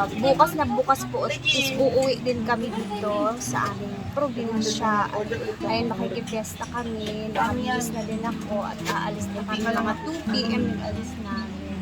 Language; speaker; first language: Filipino; non-native, local second language; Cebuano